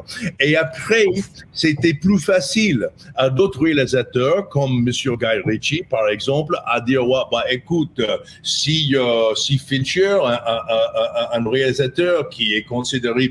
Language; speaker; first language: French; non-native, fluent; English